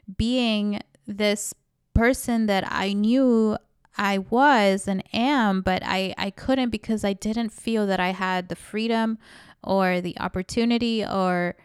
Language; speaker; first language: English; early bilingual, other home language; Spanish